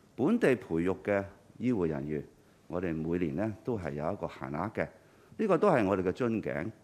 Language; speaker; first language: Cantonese; native; Cantonese